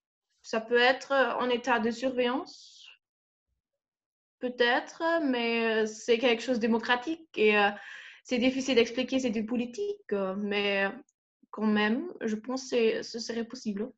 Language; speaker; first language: French; non-native, fluent; German